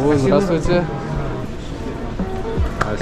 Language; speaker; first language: Russian; non-native, fluent; Uzbek